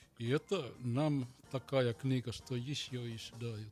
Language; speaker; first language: Russian; non-native, learner; Finnish